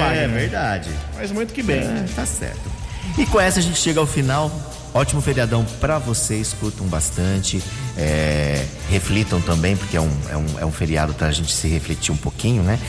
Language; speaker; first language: Portuguese; native; Portuguese